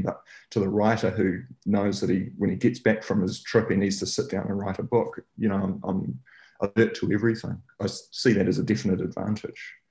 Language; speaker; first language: English; native; English